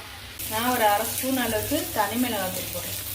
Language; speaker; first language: Tamil; native; Tamil